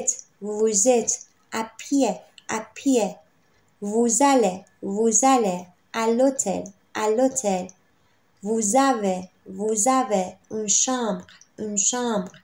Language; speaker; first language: French; non-native, fluent; Persian